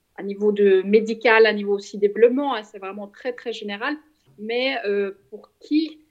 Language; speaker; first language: French; native; French